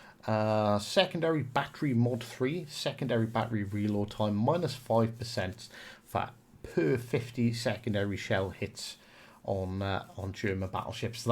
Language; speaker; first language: English; native; English